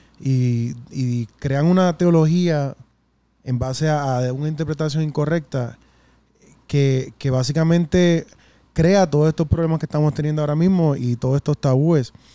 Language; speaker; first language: Spanish; native; Spanish